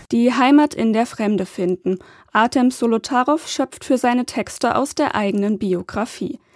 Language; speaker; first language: German; native; German